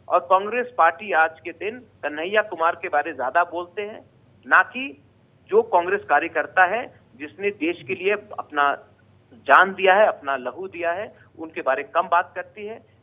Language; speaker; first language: Hindi; non-native, local second language; Bangla